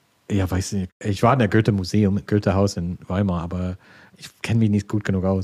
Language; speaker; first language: German; non-native, fluent; English